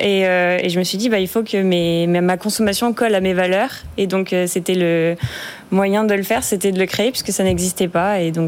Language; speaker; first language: French; native; French